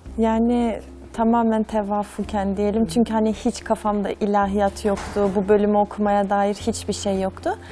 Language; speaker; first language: Turkish; native; Turkish